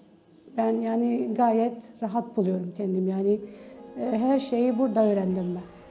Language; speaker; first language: Turkish; non-native, local second language; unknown